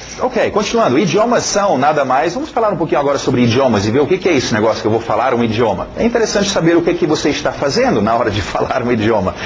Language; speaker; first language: Portuguese; non-native, fluent; English